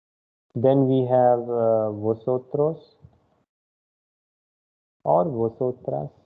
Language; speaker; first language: Spanish; non-native, fluent; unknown